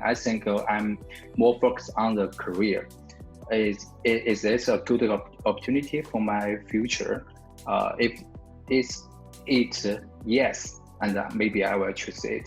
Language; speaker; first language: English; non-native, learner; Chinese